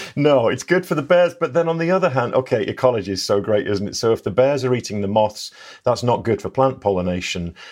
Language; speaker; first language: English; native; English